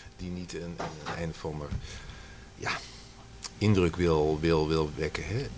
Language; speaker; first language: Dutch; native; Dutch